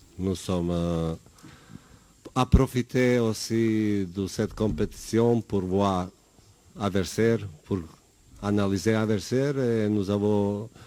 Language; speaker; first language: French; non-native, learner; Bosnian